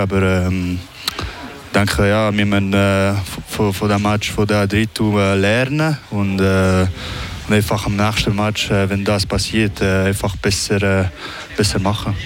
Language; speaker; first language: German; non-native, local second language; French